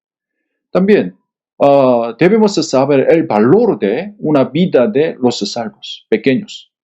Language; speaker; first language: Spanish; non-native, fluent; Korean